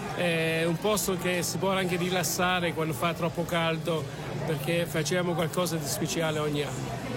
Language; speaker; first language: Italian; early bilingual, heritage; Italian